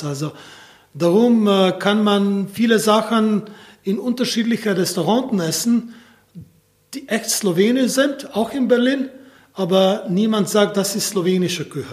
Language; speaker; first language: German; non-native, fluent; Slovenian